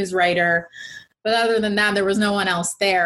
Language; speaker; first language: English; native; English